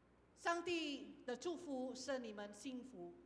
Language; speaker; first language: Chinese; non-native, fluent; Indonesian